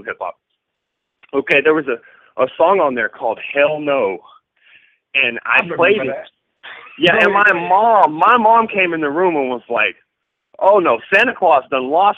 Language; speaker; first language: English; native; English